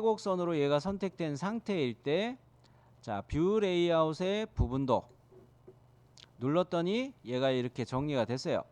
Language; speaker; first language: Korean; native; Korean